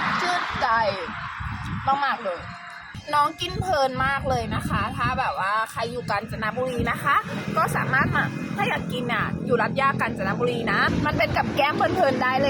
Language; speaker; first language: Thai; native; Thai